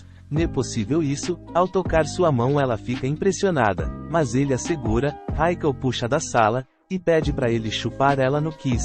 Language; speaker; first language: Portuguese; native; Portuguese